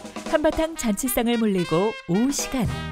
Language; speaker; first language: Korean; native; Korean